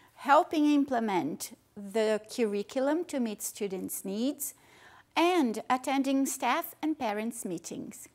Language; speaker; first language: English; non-native, fluent; Portuguese